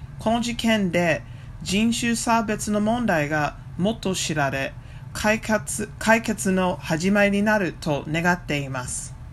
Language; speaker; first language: Japanese; non-native, fluent; English